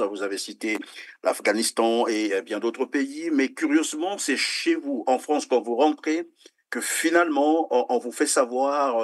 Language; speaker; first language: French; native; French